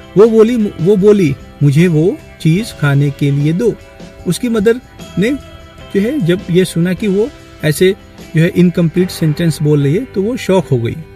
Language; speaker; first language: Hindi; native; Hindi